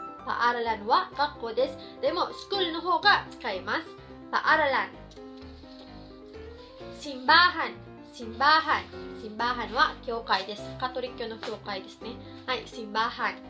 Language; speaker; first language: Japanese; non-native, fluent; Filipino